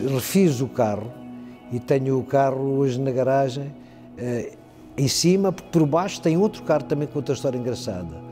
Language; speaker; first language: Portuguese; native; Portuguese